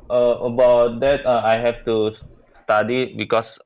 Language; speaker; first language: English; non-native, learner; Indonesian